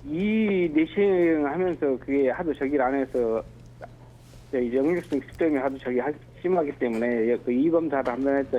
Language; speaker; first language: Korean; native; Korean